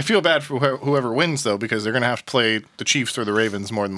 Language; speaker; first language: English; native; English